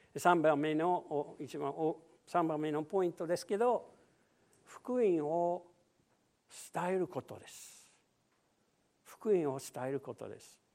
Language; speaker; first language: Japanese; non-native, fluent; English